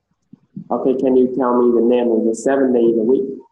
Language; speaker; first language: English; non-native, learner; Vietnamese